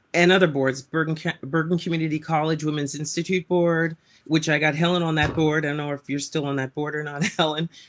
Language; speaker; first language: English; native; English